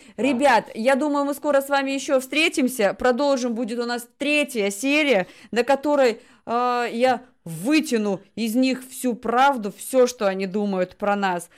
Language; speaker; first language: Russian; native; Russian